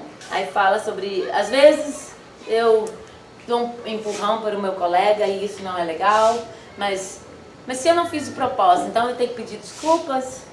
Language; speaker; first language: Portuguese; non-native, fluent; Dutch